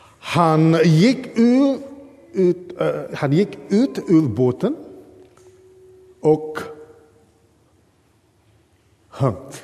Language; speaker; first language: Swedish; non-native, fluent; English